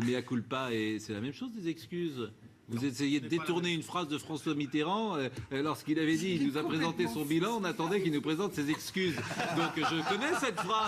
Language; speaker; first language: French; native; French